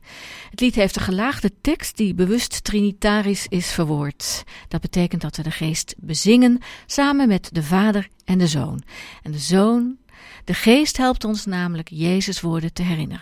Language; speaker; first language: Dutch; native; Dutch